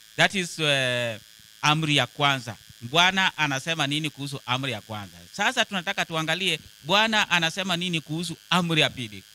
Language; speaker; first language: Swahili; non-native, local second language; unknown